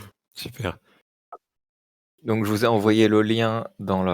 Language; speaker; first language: French; native; French